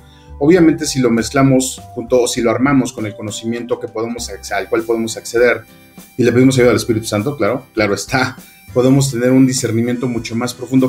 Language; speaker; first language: Spanish; native; Spanish